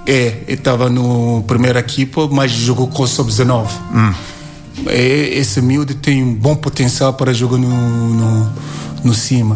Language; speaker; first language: Portuguese; non-native, learner; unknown